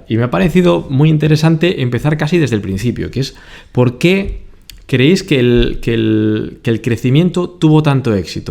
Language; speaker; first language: Spanish; native; Spanish